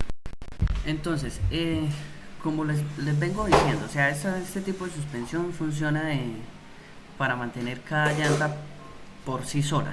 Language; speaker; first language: Spanish; native; Spanish